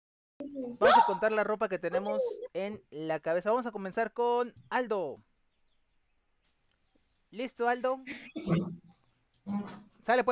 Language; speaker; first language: Spanish; native; Spanish